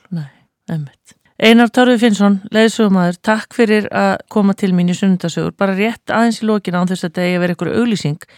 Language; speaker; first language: Icelandic; native; Icelandic